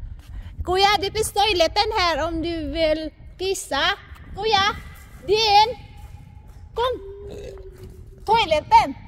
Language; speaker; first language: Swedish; non-native, learner; Filipino